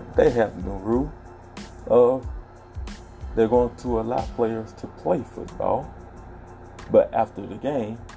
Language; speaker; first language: English; native; English